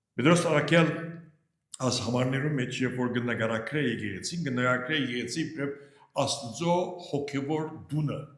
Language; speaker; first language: Armenian; early bilingual, heritage; Armenian